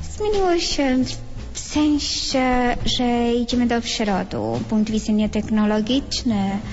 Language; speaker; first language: Polish; non-native, fluent; Spanish